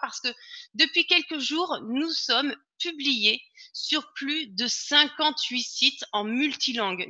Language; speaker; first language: French; native; French